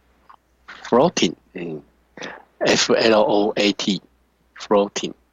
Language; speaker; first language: English; non-native, learner; Chinese